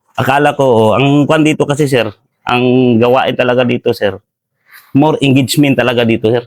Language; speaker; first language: Filipino; non-native, local second language; Cebuano